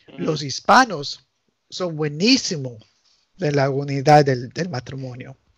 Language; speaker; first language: Spanish; early bilingual, heritage; Spanish